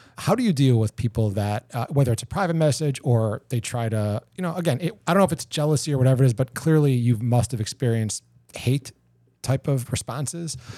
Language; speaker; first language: English; native; English